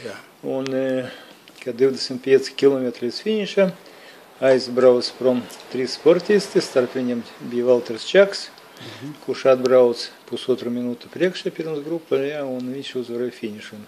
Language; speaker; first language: Latvian; non-native, local second language; Russian